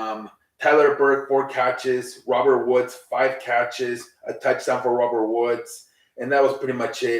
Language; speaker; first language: English; native; English